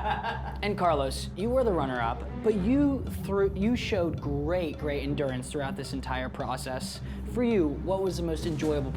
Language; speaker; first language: English; native; English